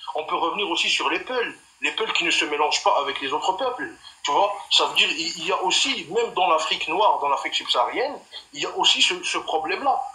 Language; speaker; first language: French; early bilingual, other home language; Arabic